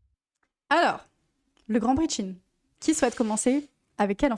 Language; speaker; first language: French; native; French